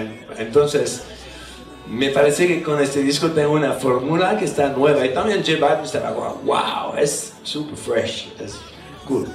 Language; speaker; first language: Spanish; non-native, fluent; French